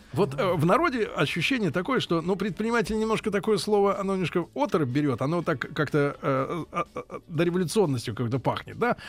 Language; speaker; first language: Russian; native; Russian